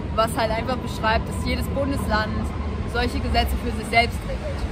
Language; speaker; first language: German; native; German